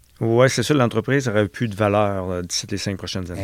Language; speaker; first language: French; native; French